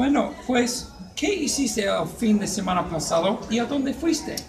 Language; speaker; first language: Spanish; non-native, fluent; English